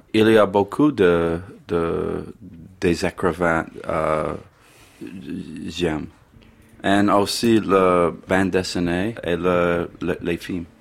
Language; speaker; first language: French; non-native, learner; English